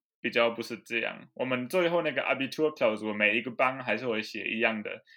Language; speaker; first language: Chinese; non-native, fluent; German